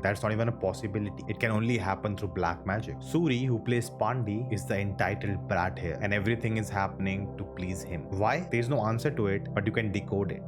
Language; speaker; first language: English; non-native, local second language; Hindi